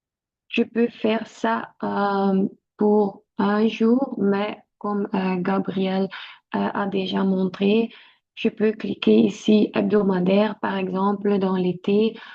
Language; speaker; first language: French; non-native, local second language; Dutch